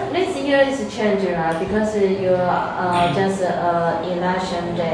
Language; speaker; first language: English; non-native, learner; Chinese